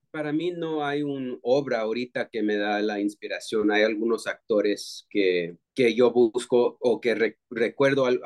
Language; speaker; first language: Spanish; early bilingual, heritage; Spanish